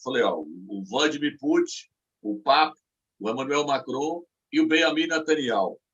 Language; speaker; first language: Portuguese; native; Portuguese